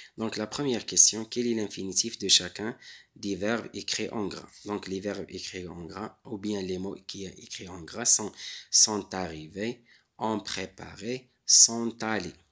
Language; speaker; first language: French; non-native, local second language; Arabic